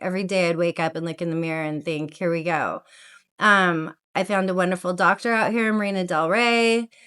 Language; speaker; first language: English; native; English